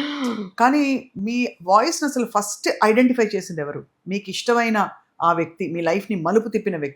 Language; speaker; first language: Telugu; native; Telugu